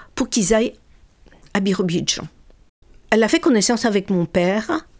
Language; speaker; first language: French; non-native, fluent; Russian